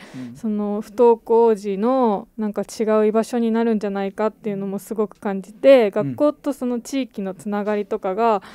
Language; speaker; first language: Japanese; native; Japanese